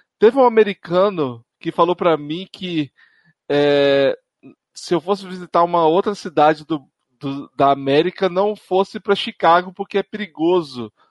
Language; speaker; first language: Portuguese; native; Portuguese